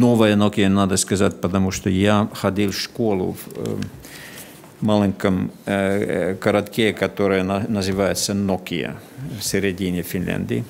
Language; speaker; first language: Russian; non-native, fluent; Finnish